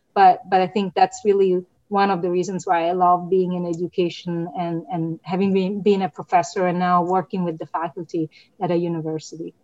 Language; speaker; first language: English; non-native, fluent; Italian